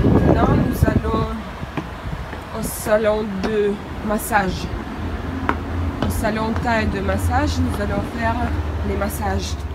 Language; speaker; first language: French; non-native, fluent; Russian